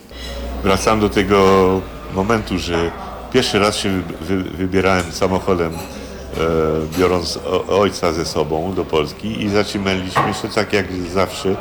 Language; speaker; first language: Polish; early bilingual, heritage; French